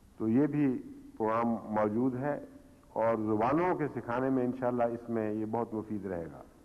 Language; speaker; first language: Urdu; native; Urdu